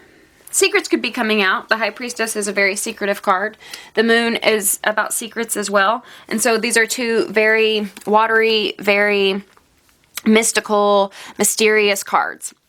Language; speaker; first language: English; native; English